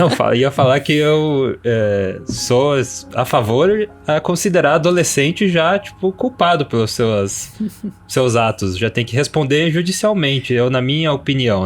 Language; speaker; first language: Portuguese; native; Portuguese